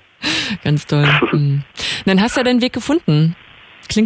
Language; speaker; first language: German; native; German